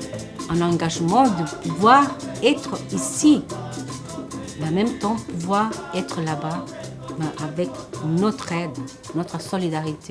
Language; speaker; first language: French; non-native, fluent; Spanish